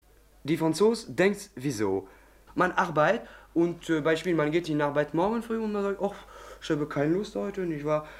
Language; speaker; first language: German; non-native, learner; French